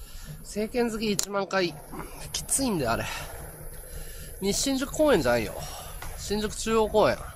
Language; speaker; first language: Japanese; native; Japanese